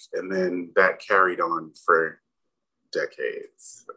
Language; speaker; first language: English; native; English